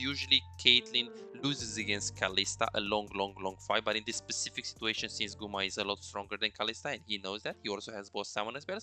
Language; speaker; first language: English; non-native, fluent; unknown